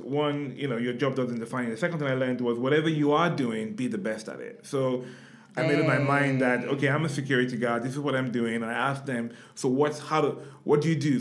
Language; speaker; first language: English; non-native, local second language; Yoruba